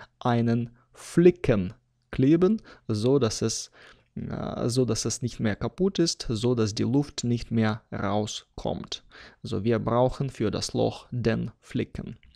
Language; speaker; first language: German; non-native, fluent; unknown